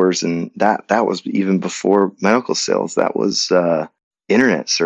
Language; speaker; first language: English; native; English